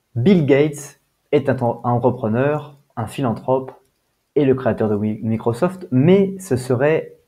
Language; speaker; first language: French; native; French